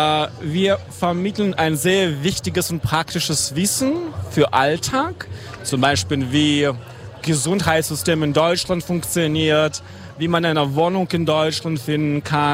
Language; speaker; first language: German; non-native, fluent; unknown